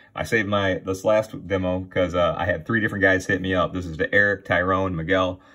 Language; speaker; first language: English; native; English